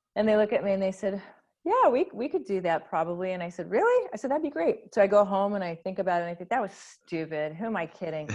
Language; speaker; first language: English; native; English